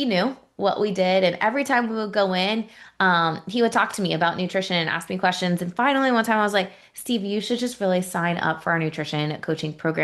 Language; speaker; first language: English; native; English